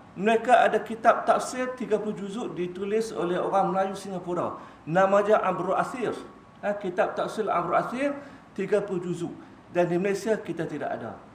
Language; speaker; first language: Malay; native; Malay